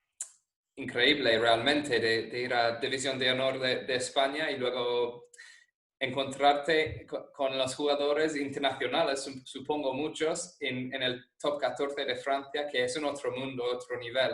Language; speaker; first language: Spanish; non-native, fluent; English